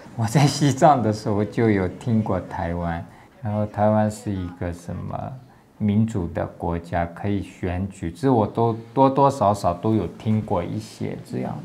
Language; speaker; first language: Chinese; non-native, local second language; Tibetan